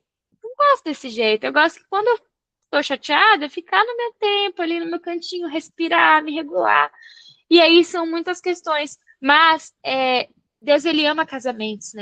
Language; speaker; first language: Portuguese; native; Portuguese